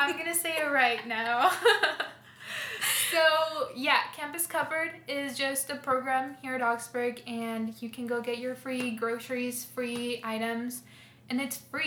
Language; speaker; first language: English; early bilingual, other home language; Spanish